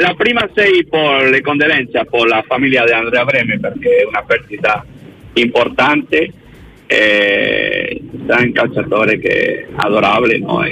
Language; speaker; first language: Italian; non-native, learner; Spanish